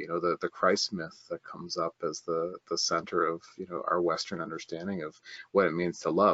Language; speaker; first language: English; native; English